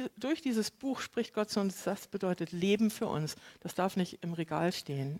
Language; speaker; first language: German; native; German